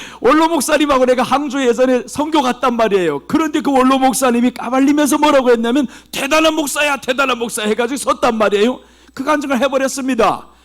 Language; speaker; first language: Korean; early bilingual, heritage; Korean